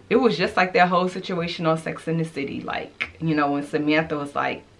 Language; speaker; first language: English; native; English